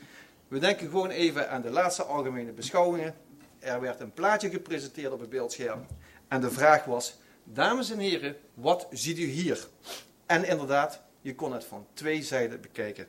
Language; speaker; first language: Dutch; native; Dutch